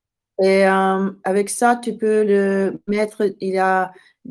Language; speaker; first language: French; non-native, learner; English